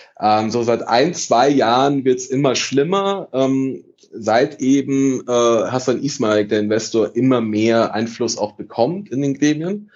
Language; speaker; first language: German; early bilingual, other home language; Italian